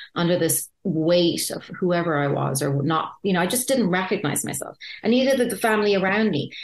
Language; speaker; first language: English; native; English